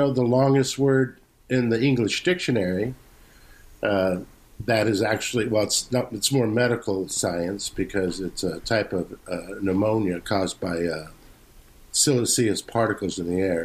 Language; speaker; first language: English; native; English